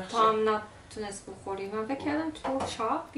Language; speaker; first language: Persian; non-native, learner; Korean